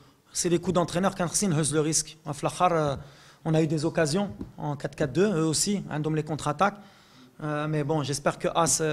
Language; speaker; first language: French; non-native, local second language; Arabic